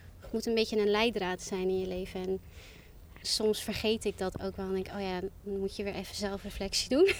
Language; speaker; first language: Dutch; native; Dutch